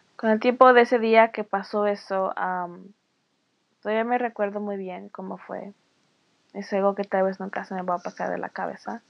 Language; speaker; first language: Spanish; early bilingual, heritage; Spanish